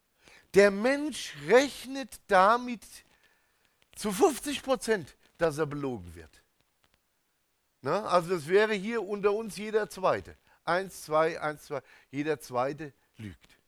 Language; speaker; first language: German; native; German